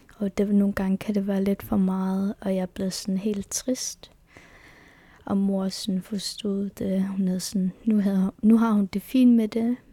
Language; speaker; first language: Danish; non-native, local second language; Kalaallisut